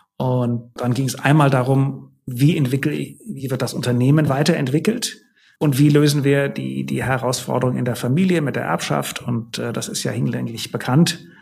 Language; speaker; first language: German; native; German